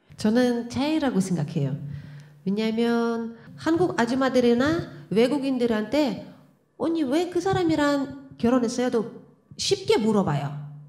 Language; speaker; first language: Korean; non-native, fluent; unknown